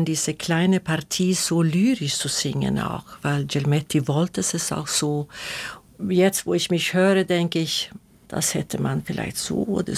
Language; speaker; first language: German; non-native, fluent; Swedish